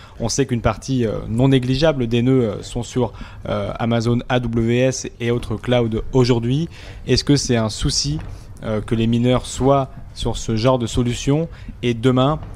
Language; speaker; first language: French; native; French